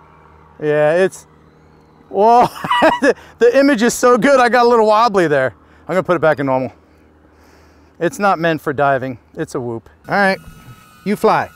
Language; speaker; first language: English; native; English